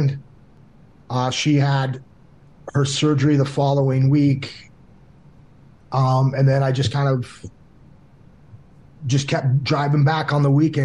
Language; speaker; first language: English; native; English